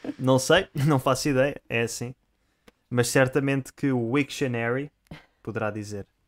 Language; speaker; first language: Portuguese; native; Portuguese